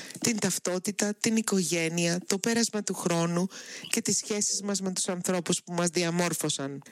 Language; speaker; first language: Greek; native; Greek